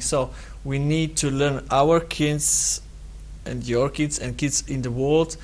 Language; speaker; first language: English; non-native, learner; Serbian